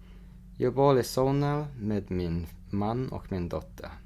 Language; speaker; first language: Swedish; non-native, learner; English